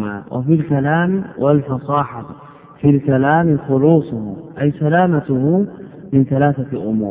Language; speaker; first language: Arabic; native; Arabic